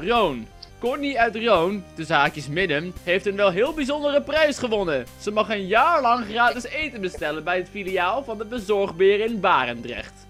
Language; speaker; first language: Dutch; native; Dutch